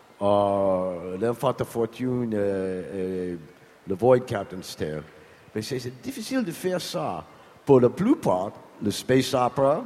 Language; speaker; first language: French; non-native, learner; English